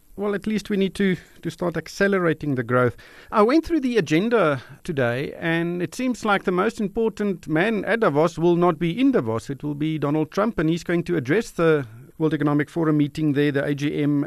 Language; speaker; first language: English; non-native, local second language; Afrikaans